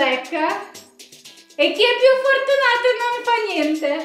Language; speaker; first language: Italian; non-native, fluent; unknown